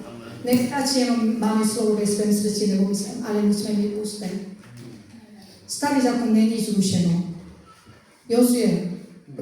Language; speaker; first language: Czech; non-native, fluent; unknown